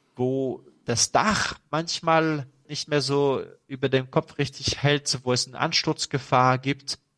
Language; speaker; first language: German; non-native, fluent; French